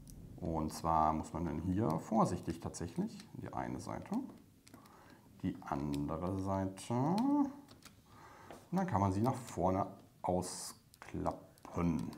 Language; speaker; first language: German; native; German